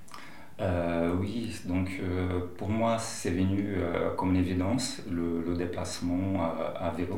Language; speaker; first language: French; non-native, fluent; Portuguese